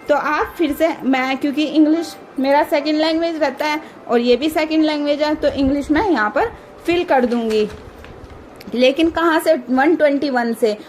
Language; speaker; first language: Hindi; native; Hindi